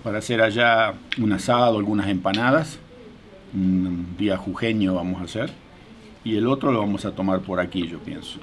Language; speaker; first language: Spanish; native; Spanish